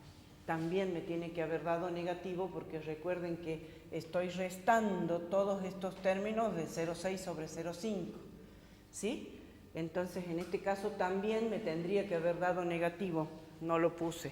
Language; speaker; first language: Spanish; native; Spanish